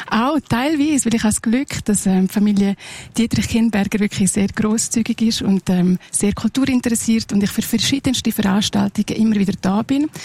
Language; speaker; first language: German; non-native, local second language; Romansh